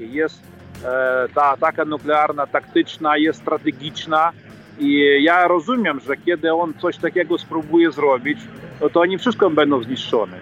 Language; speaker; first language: Polish; non-native, fluent; Ukrainian